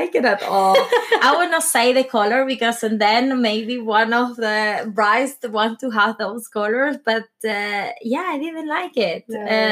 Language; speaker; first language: English; non-native, learner; Spanish